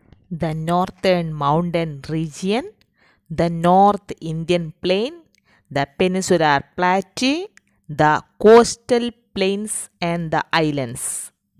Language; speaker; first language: English; non-native, local second language; Malayalam